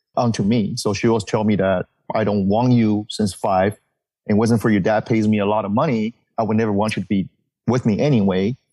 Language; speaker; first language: English; early bilingual, other home language; Chinese